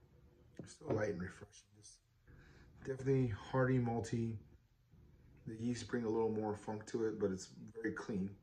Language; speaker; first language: English; native; English